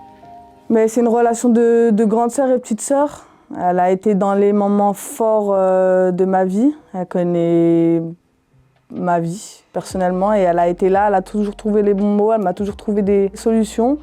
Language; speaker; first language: French; native; French